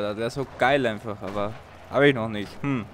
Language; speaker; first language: German; native; German